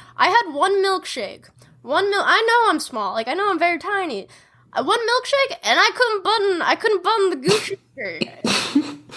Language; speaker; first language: English; native; English